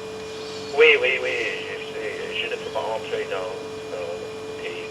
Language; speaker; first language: French; non-native, learner; English